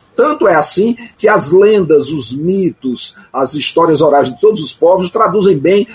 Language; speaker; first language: Portuguese; native; Portuguese